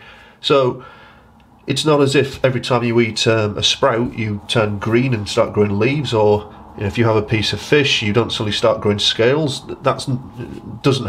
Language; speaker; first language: English; native; English